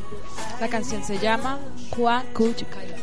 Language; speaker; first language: Spanish; native; Spanish